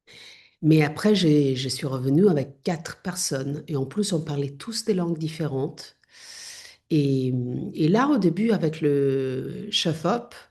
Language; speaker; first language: French; non-native, fluent; Italian